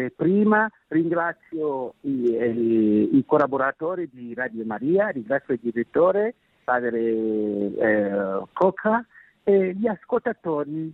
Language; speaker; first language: Italian; non-native, fluent; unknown